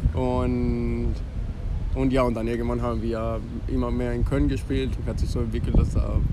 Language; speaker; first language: German; non-native, fluent; Spanish